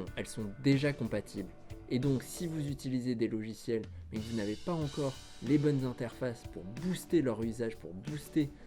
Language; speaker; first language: French; native; French